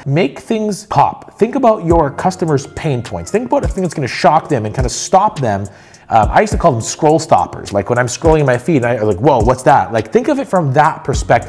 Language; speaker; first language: English; native; English